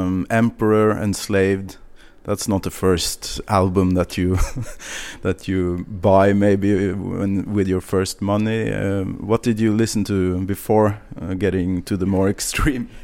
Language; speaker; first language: English; non-native, fluent; Norwegian